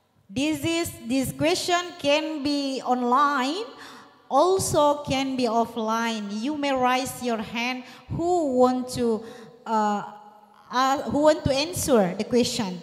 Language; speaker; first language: English; non-native, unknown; Indonesian